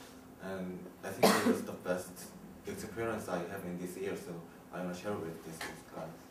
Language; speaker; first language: English; non-native, learner; Korean